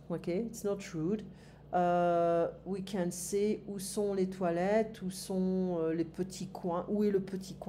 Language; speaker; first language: French; native; French